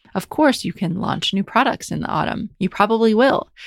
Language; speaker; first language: English; native; English